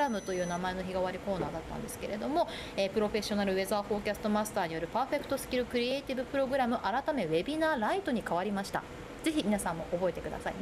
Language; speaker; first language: Japanese; native; Japanese